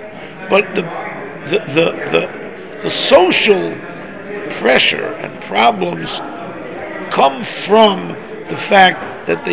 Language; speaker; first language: English; native; English